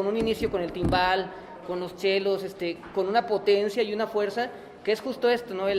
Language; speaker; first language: Spanish; native; Spanish